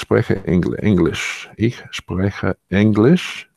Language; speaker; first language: German; non-native, learner; English